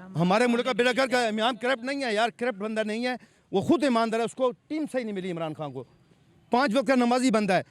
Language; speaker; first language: Urdu; non-native, local second language; Punjabi